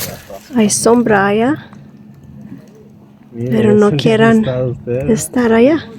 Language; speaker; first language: Spanish; non-native, learner; English